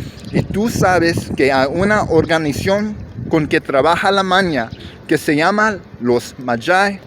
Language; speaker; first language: Spanish; early bilingual, heritage; English